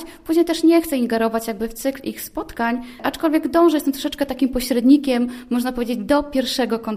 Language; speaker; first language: Polish; native; Polish